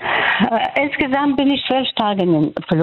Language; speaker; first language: German; non-native, fluent; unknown